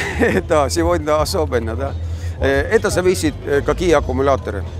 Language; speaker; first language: Russian; non-native, fluent; Estonian